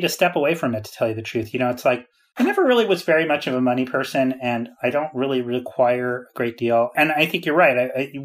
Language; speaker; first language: English; native; English